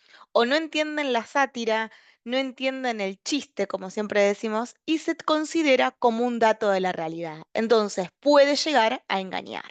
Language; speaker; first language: Spanish; native; Spanish